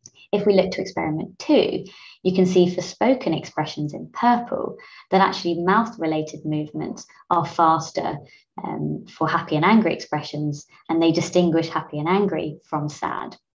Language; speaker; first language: English; native; English